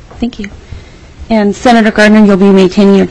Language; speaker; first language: English; native; English